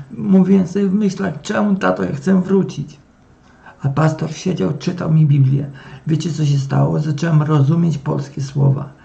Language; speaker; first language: Polish; native; Polish